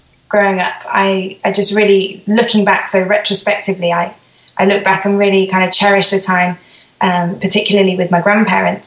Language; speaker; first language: English; native; English